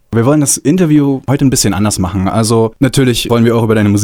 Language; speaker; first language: German; native; German